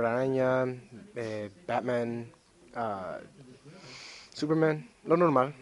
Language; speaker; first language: Spanish; early bilingual, heritage; Spanish